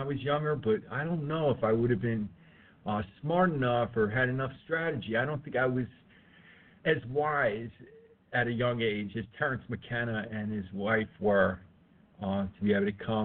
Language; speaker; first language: English; native; English